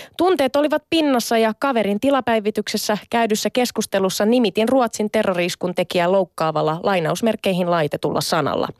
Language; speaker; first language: Finnish; early bilingual, other home language; Sinhala